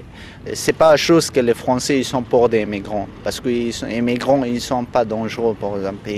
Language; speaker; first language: French; non-native, learner; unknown